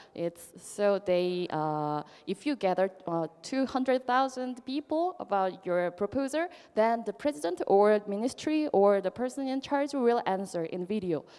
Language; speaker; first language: English; non-native, fluent; Korean